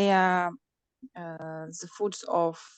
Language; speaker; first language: English; non-native, learner; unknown